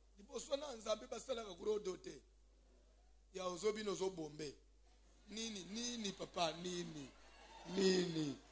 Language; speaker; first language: Lingala; native; Lingala